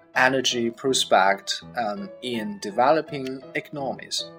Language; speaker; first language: English; non-native, fluent; Chinese